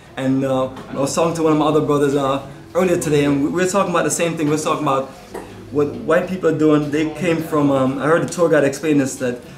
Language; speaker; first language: English; native; English